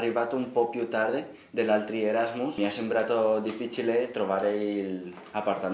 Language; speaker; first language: Italian; non-native, learner; Spanish